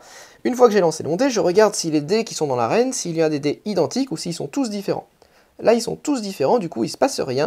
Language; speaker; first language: French; native; French